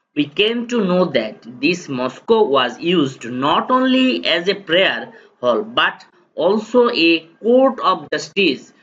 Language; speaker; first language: English; non-native, local second language; Bangla